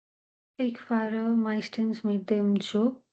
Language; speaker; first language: German; non-native, learner; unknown